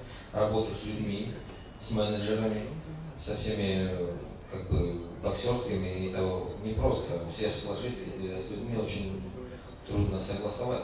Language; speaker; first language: Russian; native; Russian